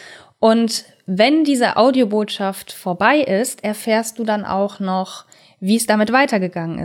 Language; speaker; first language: German; native; German